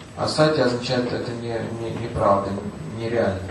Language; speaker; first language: Russian; native; Russian